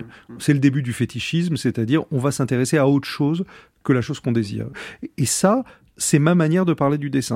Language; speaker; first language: French; native; French